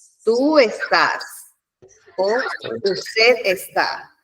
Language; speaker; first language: Spanish; non-native, fluent; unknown